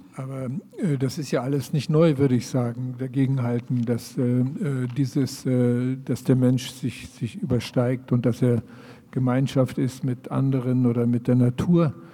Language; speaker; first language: German; native; German